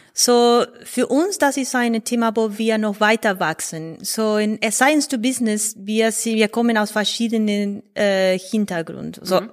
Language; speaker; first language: German; non-native, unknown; Spanish